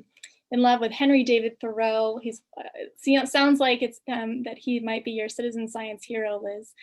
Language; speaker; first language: English; native; English